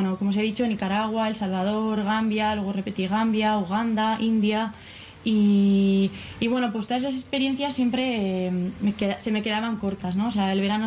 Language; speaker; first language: Spanish; native; Spanish